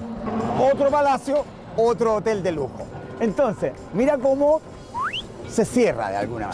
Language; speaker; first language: Spanish; native; Spanish